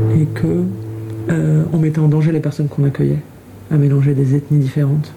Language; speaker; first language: French; native; French